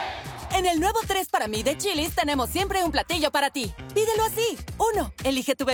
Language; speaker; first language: Spanish; native; Spanish